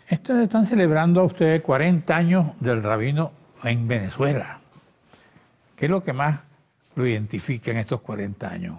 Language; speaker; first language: Spanish; native; Spanish